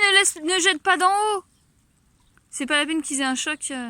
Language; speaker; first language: French; native; French